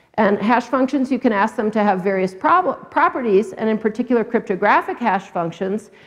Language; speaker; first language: English; native; English